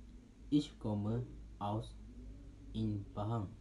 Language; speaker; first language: German; non-native, learner; Malay